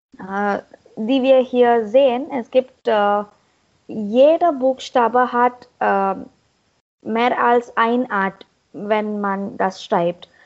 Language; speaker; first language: German; non-native, learner; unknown